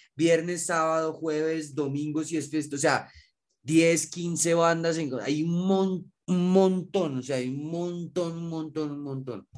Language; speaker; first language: Spanish; native; Spanish